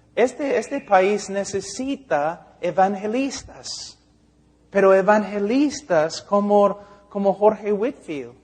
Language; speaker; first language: Spanish; non-native, fluent; English